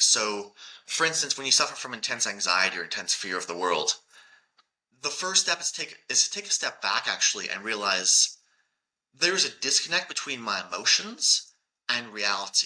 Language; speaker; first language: English; native; English